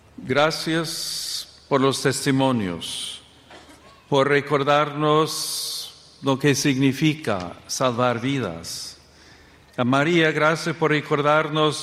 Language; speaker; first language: Spanish; non-native, fluent; English